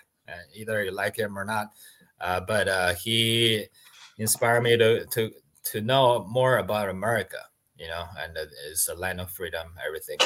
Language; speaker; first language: English; non-native, fluent; Chinese